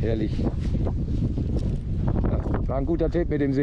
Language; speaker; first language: German; native; German